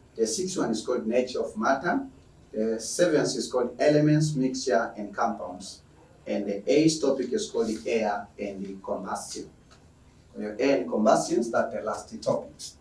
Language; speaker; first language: English; non-native, local second language; Swahili